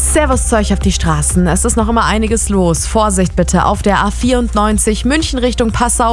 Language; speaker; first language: German; native; German